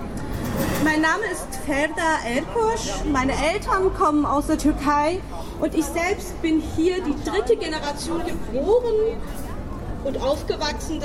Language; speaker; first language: German; early bilingual, other home language; Turkish